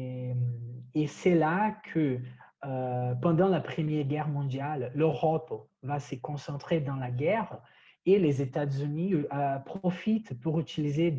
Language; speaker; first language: French; non-native, fluent; Portuguese